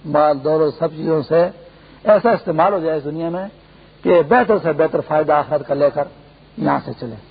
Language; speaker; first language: Urdu; non-native, local second language; Pashto